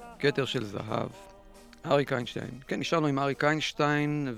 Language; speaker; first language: Hebrew; native; Hebrew